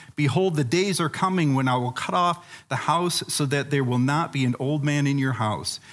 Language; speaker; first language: English; native; English